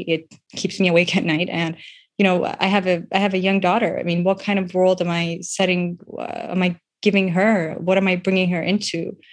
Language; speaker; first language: English; non-native, local second language; Persian